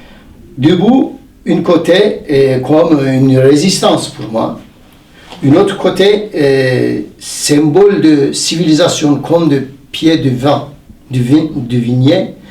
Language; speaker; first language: French; non-native, fluent; Turkish